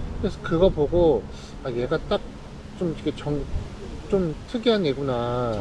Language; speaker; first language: Korean; native; Korean